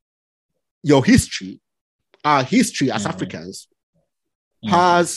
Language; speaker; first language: English; non-native, local second language; Yoruba